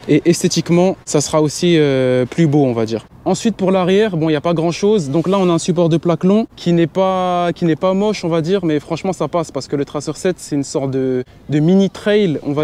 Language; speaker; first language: French; native; French